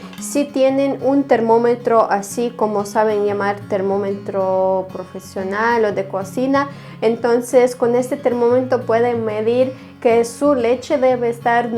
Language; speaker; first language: Spanish; non-native, fluent; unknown